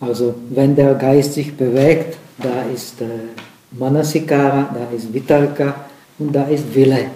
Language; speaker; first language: German; non-native, fluent; Czech